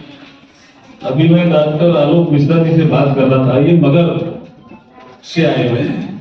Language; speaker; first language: Hindi; native; Hindi